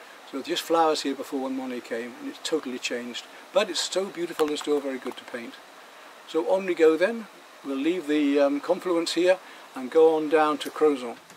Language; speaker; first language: English; native; English